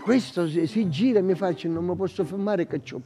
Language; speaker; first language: Italian; native; Italian